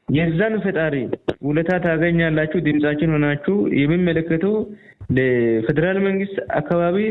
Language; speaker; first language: Amharic; non-native, local second language; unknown